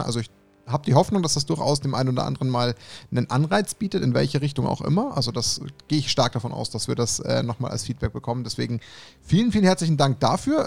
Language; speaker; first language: German; native; German